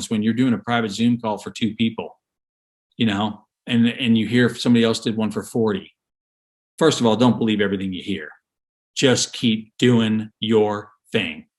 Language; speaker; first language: English; native; English